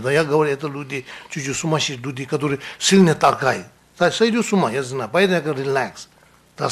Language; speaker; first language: Russian; non-native, learner; Tibetan